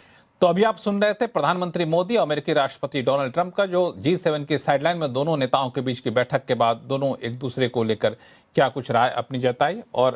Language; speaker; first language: Hindi; native; Hindi